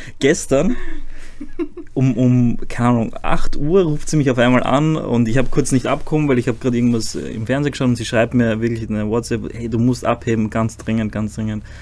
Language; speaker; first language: German; early bilingual, other home language; Croatian